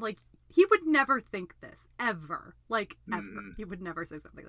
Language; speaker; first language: English; native; English